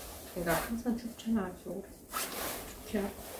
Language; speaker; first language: Korean; non-native, fluent; Russian